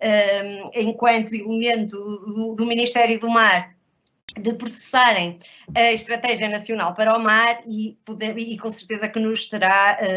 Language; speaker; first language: Portuguese; native; Portuguese